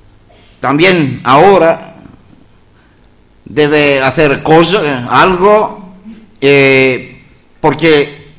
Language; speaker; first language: Spanish; non-native, learner; Greek